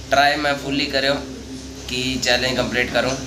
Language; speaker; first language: Hindi; non-native, local second language; Rajasthani